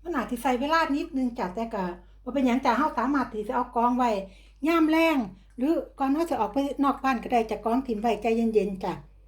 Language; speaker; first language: Thai; native; Thai